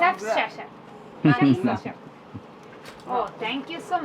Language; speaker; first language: English; non-native, learner; Spanish